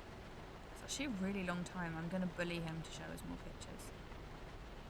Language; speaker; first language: English; native; English